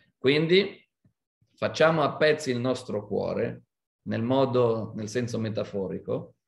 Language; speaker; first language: Italian; non-native, fluent; Hebrew